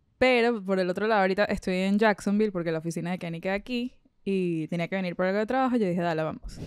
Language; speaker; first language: Spanish; native; Spanish